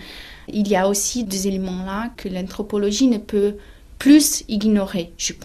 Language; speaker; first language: French; non-native, fluent; Portuguese